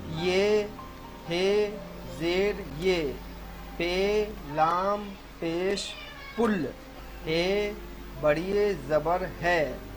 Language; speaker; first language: Urdu; native; Urdu